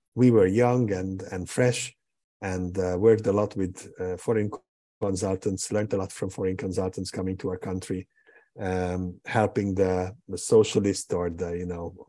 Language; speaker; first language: English; non-native, fluent; Hungarian